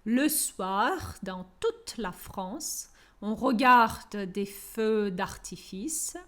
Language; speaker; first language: French; non-native, fluent; Ukrainian